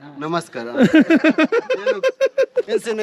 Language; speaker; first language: Hindi; non-native, learner; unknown